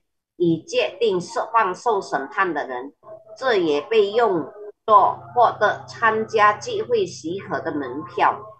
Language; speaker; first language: Chinese; early bilingual, heritage; Chinese